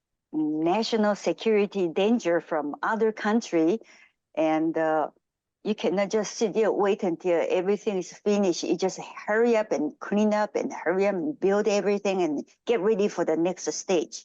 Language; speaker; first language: English; non-native, fluent; Japanese